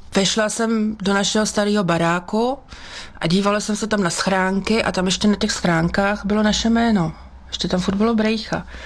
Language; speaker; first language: Czech; native; Czech